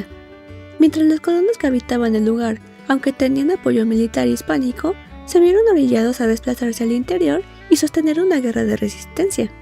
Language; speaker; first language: Spanish; native; Spanish